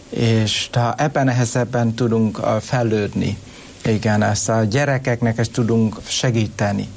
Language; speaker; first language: Hungarian; non-native, learner; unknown